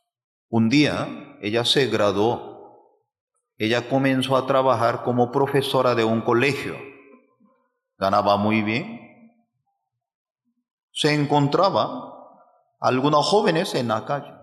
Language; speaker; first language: Spanish; non-native, fluent; Korean